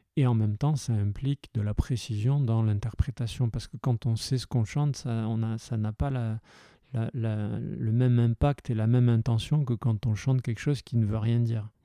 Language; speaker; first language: French; early bilingual, heritage; French